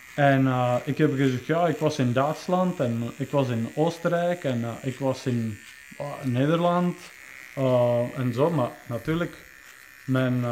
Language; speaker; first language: Dutch; non-native, fluent; Czech